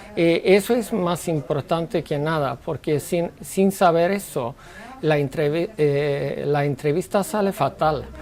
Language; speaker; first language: Spanish; non-native, fluent; Swedish